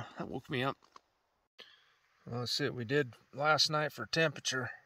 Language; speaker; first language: English; native; English